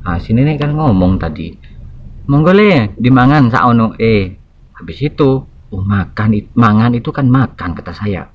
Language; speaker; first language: Indonesian; non-native, local second language; Madurese